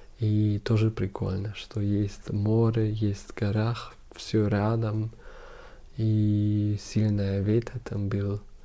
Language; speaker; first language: Russian; non-native, learner; German